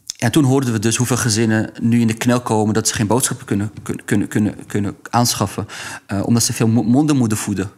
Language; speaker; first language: Dutch; early bilingual, other home language; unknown